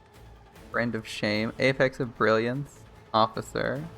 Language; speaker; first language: English; native; English